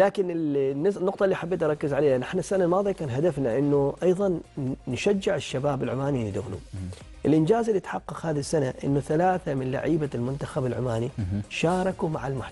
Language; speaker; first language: Arabic; native; Arabic